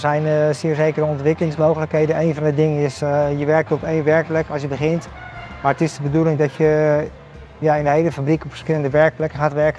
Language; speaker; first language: Dutch; native; Dutch